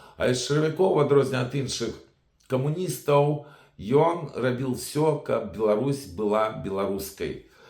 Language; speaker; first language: Belarusian; native; Belarusian